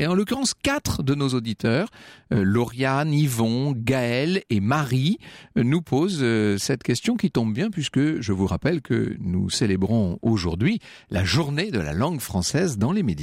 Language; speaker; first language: French; native; French